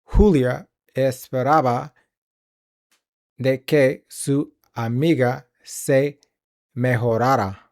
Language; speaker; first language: Spanish; non-native, learner; English